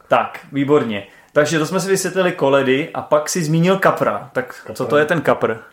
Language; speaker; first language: Czech; native; Czech